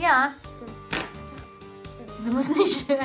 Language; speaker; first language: German; non-native, learner; Filipino